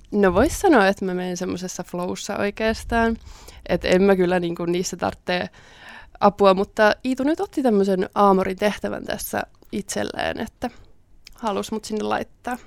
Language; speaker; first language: Finnish; native; Finnish